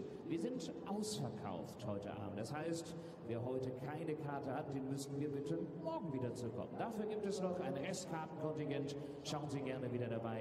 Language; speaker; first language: German; native; German